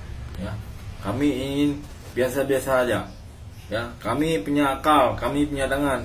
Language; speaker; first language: Indonesian; non-native, local second language; Achinese